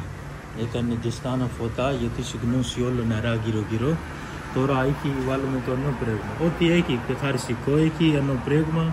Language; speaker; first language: Greek; non-native, learner; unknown